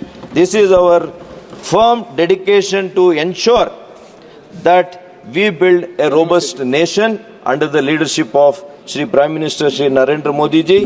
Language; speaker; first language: English; non-native, local second language; Kannada